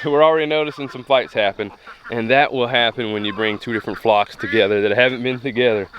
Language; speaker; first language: English; native; English